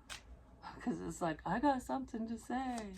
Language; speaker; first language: English; native; English